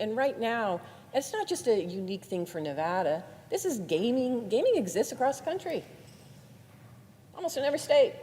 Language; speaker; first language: English; native; English